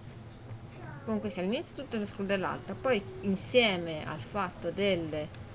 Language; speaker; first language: Italian; native; Italian